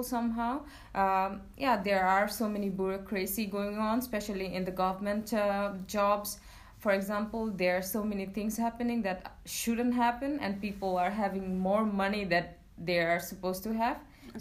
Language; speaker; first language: English; non-native, local second language; Bangla